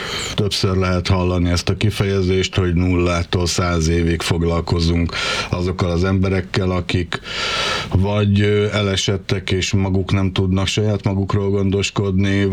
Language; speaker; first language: Hungarian; native; Hungarian